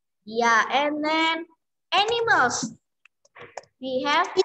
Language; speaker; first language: English; non-native, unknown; Indonesian